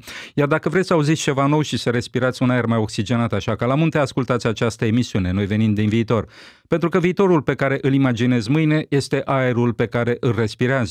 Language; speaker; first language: Romanian; native; Romanian